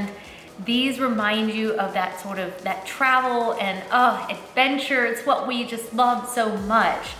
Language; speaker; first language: English; native; English